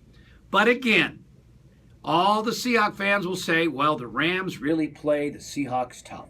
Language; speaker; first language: English; native; English